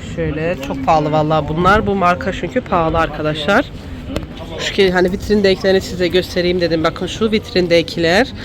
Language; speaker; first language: Turkish; early bilingual, heritage; Turkish